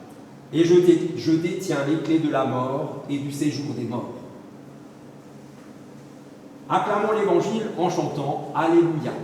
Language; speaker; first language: French; native; French